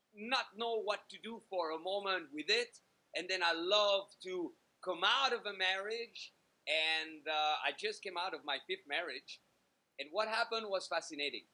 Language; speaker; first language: English; native; English